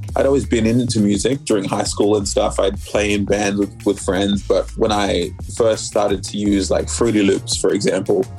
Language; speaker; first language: English; native; English